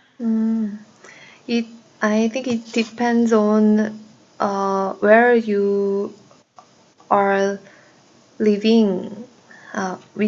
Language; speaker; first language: English; non-native, learner; Korean